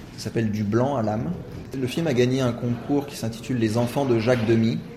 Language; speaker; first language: French; native; French